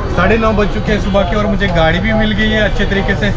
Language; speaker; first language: Hindi; native; Hindi